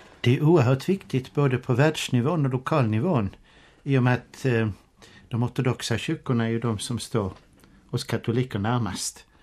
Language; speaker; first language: Swedish; native; Swedish